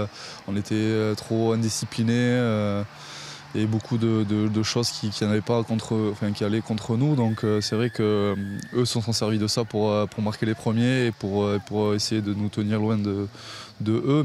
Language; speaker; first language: French; native; French